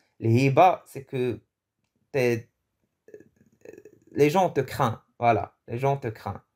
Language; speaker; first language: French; early bilingual, other home language; Arabic